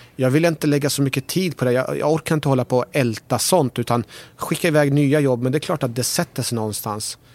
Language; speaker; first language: Swedish; early bilingual, other home language; Persian